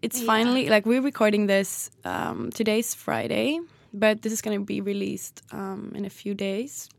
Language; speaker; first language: English; non-native, fluent; Swedish